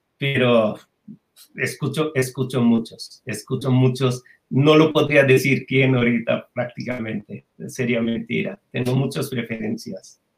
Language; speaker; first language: Spanish; non-native, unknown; Bangla